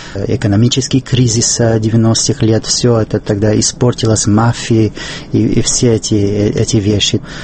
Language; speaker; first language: Russian; non-native, fluent; English